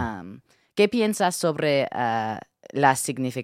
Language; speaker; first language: Spanish; non-native, learner; English